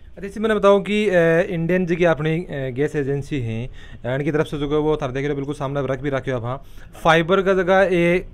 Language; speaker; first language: Hindi; native; Hindi